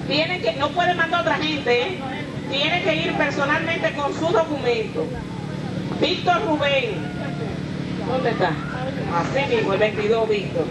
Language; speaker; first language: Spanish; native; Spanish